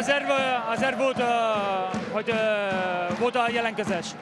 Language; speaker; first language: Hungarian; non-native, learner; Spanish